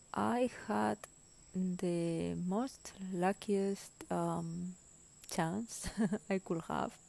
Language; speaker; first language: English; non-native, fluent; Spanish